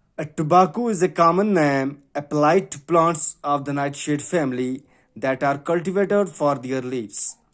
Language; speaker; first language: English; non-native, local second language; Urdu